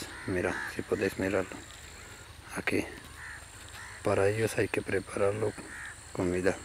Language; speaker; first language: Spanish; non-native, learner; Urdu